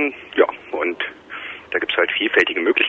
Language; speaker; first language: German; native; German